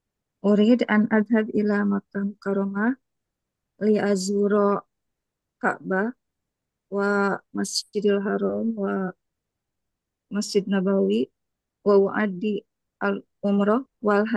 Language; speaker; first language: Arabic; non-native, learner; Indonesian